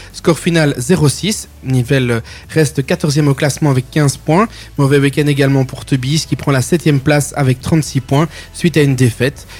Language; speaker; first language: French; native; French